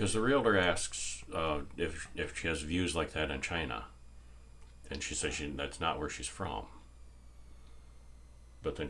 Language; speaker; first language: English; native; English